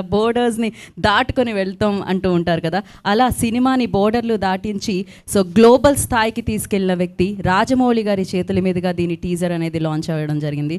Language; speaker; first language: Telugu; native; Telugu